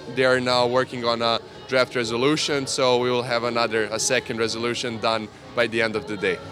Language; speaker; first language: English; non-native, fluent; Serbian